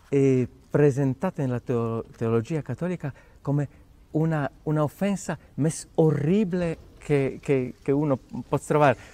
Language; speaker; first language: Catalan; non-native, fluent; Polish